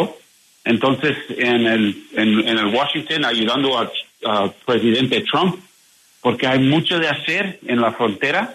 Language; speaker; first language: Spanish; non-native, learner; English